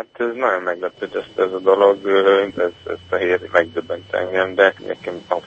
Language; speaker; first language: Hungarian; non-native, fluent; Serbian